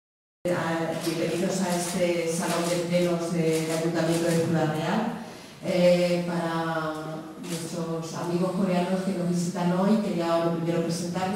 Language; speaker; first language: Spanish; native; Spanish